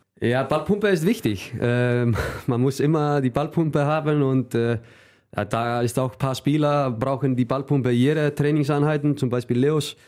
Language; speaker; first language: German; non-native, fluent; Icelandic